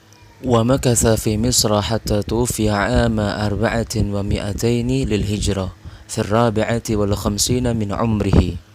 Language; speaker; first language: Arabic; non-native, learner; Indonesian